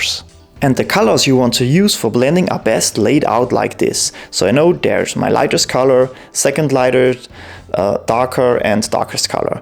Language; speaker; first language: English; non-native, fluent; German